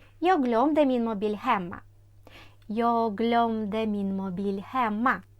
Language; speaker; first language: Swedish; non-native, fluent; Ukrainian